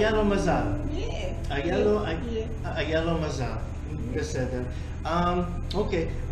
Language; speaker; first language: Hebrew; early bilingual, heritage; English